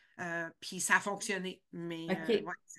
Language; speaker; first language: French; native; French